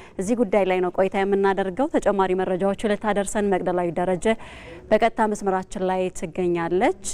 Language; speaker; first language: Amharic; native; Amharic